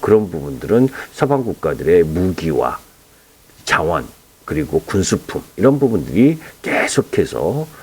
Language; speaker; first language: Korean; native; Korean